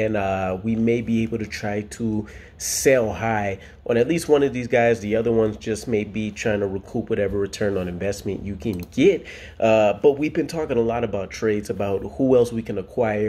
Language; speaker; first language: English; native; English